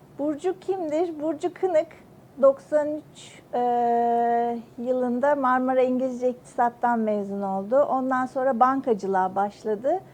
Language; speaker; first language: Turkish; native; Turkish